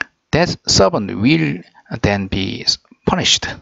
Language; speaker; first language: English; non-native, fluent; Korean